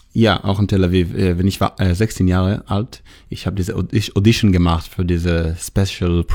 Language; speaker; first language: German; non-native, learner; Hebrew